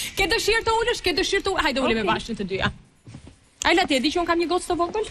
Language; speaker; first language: Albanian; native; Albanian